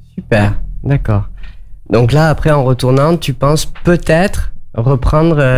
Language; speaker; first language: French; native; French